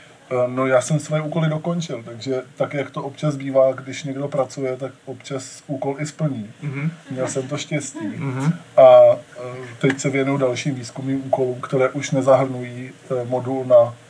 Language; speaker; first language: Czech; native; Czech